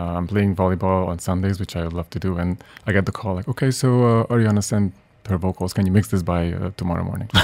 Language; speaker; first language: English; non-native, fluent; Hungarian